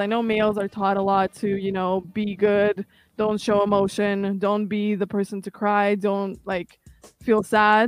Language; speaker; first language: English; non-native, fluent; Kazakh